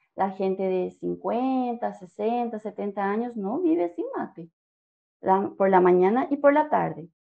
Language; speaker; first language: Spanish; native; Spanish